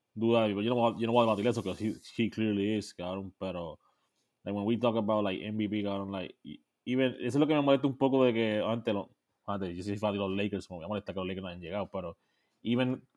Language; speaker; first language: Spanish; native; Spanish